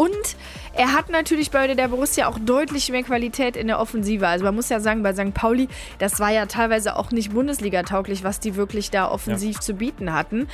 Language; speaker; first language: German; native; German